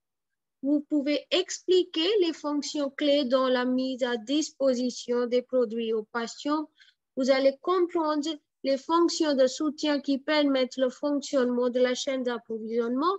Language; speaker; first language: French; non-native, fluent; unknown